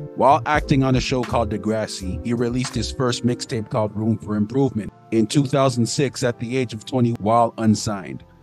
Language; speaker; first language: English; native; English